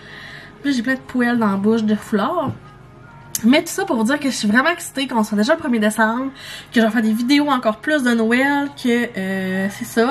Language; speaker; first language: French; native; French